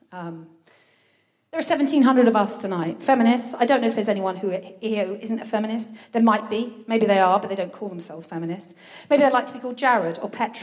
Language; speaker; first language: English; native; English